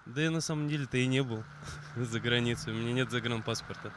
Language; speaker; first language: Russian; native; Russian